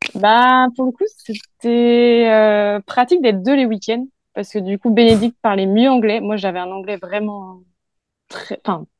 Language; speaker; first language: French; native; French